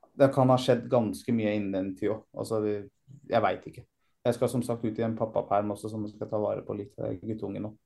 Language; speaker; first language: Norwegian; early bilingual, other home language; Persian